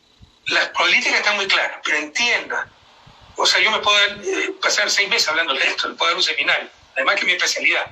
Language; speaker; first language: Spanish; native; Spanish